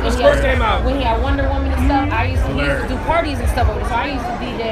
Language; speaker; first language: English; native; English